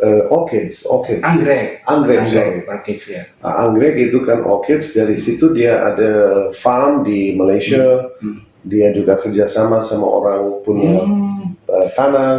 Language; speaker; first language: Indonesian; non-native, fluent; English